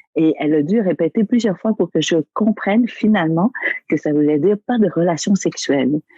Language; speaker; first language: French; early bilingual, other home language; Vietnamese